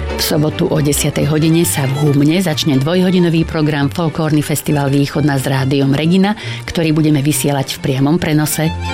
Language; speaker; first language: Slovak; native; Slovak